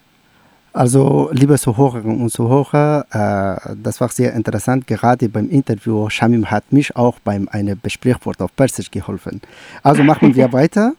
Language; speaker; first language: German; non-native, learner; Persian